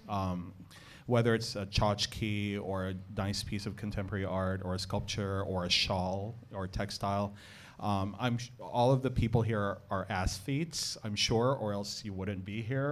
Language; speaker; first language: English; non-native, local second language; Filipino